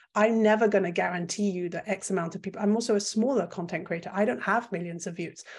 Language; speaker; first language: English; non-native, fluent; French